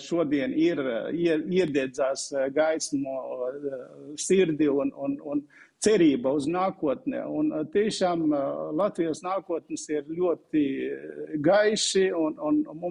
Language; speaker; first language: Latvian; non-native, fluent; Uzbek